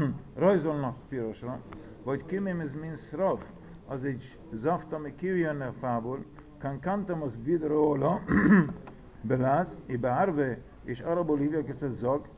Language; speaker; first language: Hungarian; early bilingual, heritage; Hungarian